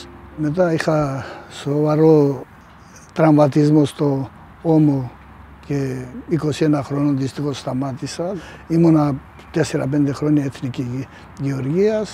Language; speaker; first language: Greek; non-native, fluent; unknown